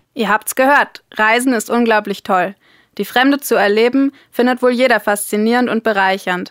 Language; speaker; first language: German; native; German